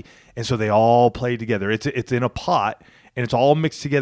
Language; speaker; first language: English; native; English